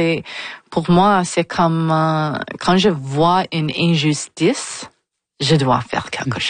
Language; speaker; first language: French; non-native, local second language; English